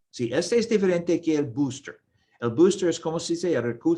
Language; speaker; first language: Spanish; non-native, learner; English